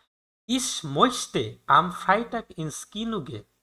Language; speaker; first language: German; non-native, fluent; Bangla